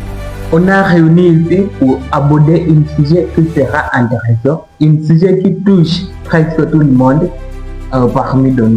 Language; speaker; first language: French; non-native, learner; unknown